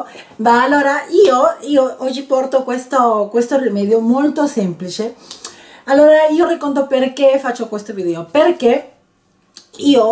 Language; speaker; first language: Italian; non-native, learner; Spanish